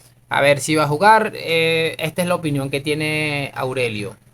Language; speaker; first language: Spanish; native; Spanish